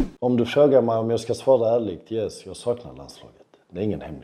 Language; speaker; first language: Swedish; early bilingual, other home language; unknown